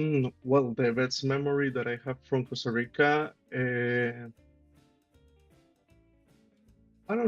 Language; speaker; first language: English; non-native, learner; Spanish